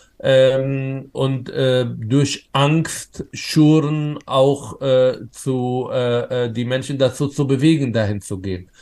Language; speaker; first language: German; non-native, fluent; Arabic